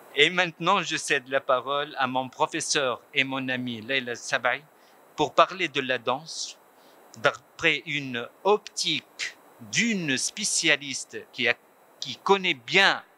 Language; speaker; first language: French; non-native, local second language; Arabic